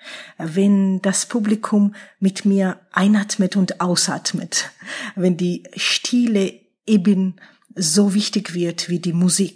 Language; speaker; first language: German; non-native, fluent; Georgian